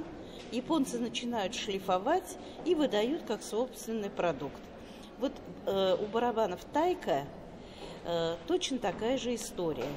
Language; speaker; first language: Russian; native; Russian